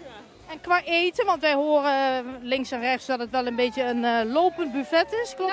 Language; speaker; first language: Dutch; native; Dutch